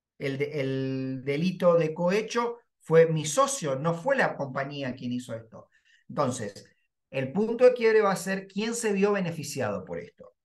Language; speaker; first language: Spanish; native; Spanish